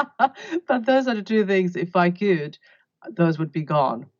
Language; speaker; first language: English; non-native, fluent; Finnish